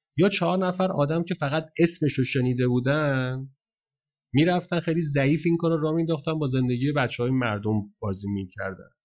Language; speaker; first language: Persian; native; Persian